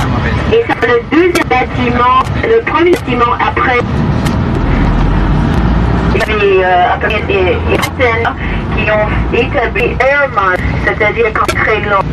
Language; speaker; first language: French; non-native, fluent; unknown